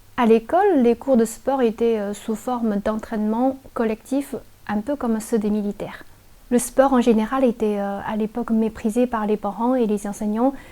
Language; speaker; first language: French; non-native, fluent; Chinese